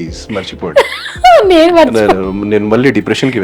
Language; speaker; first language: Telugu; non-native, fluent; Hindi